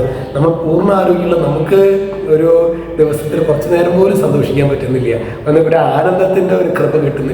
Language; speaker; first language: Malayalam; native; Malayalam